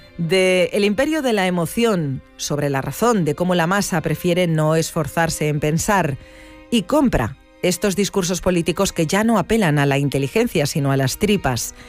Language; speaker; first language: Spanish; native; Spanish